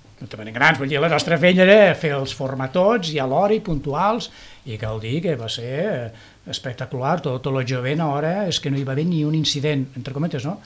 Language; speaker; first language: Catalan; native; Catalan